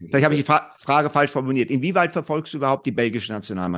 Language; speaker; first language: German; native; German